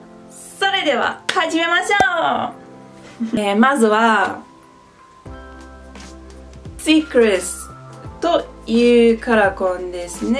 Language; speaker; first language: Japanese; non-native, fluent; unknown